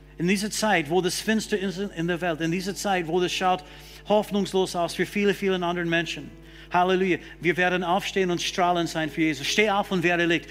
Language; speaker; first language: German; non-native, fluent; English